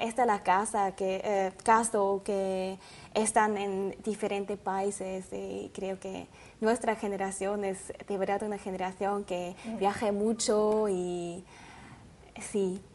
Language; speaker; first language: Spanish; non-native, learner; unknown